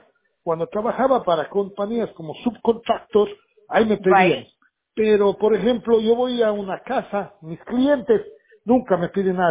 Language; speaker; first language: Spanish; native; Spanish